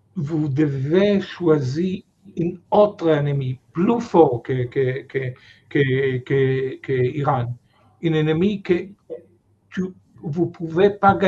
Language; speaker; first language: French; non-native, fluent; Hebrew